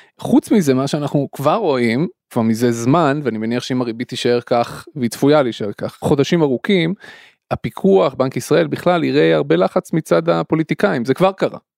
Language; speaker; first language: Hebrew; native; Hebrew